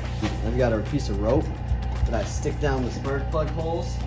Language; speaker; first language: English; native; English